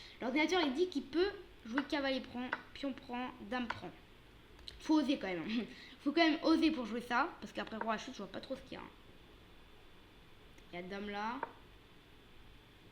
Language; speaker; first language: French; native; French